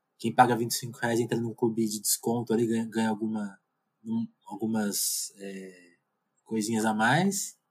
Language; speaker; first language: Portuguese; native; Portuguese